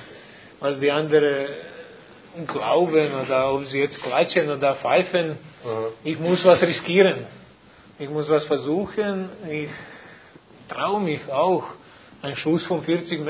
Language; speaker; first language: German; non-native, fluent; Croatian